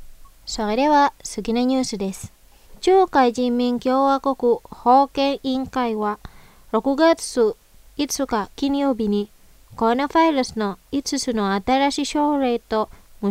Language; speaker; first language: Japanese; non-native, fluent; Indonesian